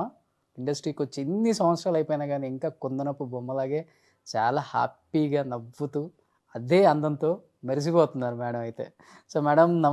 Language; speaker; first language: Telugu; native; Telugu